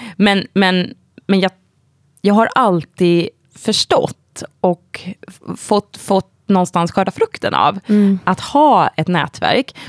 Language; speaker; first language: Swedish; native; Swedish